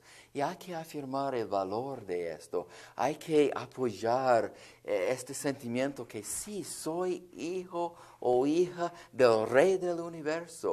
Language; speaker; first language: Spanish; non-native, fluent; English